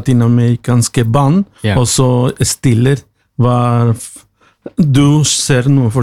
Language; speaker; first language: Norwegian; non-native, learner; Spanish